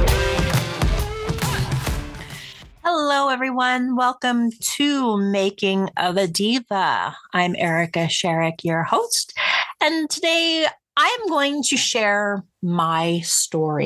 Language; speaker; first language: English; native; English